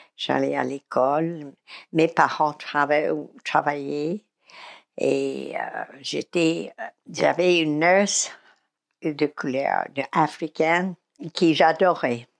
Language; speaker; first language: French; non-native, fluent; English